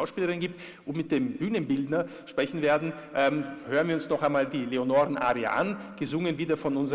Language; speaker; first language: German; native; German